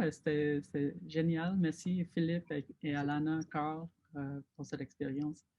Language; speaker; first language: French; non-native, fluent; English